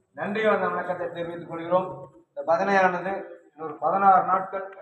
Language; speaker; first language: Tamil; native; Tamil